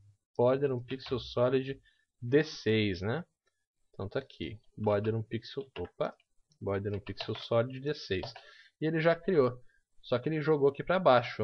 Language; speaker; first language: Portuguese; native; Portuguese